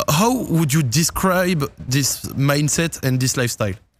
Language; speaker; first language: English; non-native, fluent; French